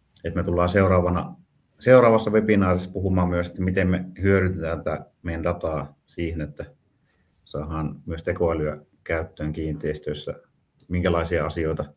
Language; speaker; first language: Finnish; native; Finnish